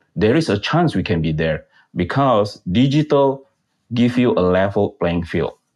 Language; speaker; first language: English; non-native, fluent; Indonesian